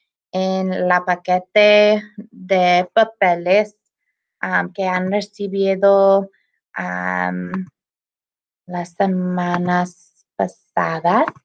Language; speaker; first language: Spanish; non-native, learner; English